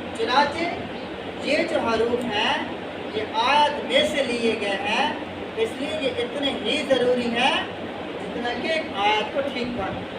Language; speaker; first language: Urdu; native; Urdu